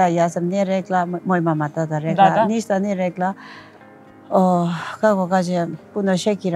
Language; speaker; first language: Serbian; non-native, learner; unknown